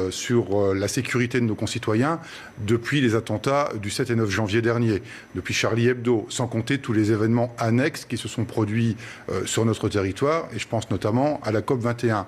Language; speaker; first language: French; native; French